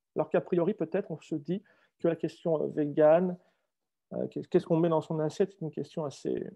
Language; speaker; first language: French; native; French